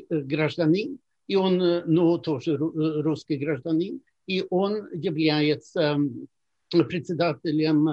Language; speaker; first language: Russian; non-native, fluent; Swedish